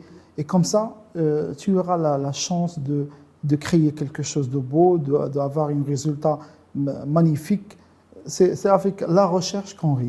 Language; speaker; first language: French; non-native, local second language; Arabic